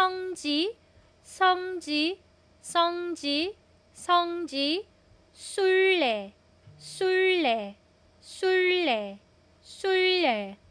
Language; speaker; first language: Korean; non-native, fluent; Filipino